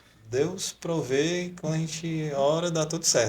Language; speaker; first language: Portuguese; native; Portuguese